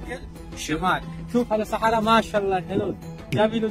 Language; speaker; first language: Arabic; non-native, learner; Bangla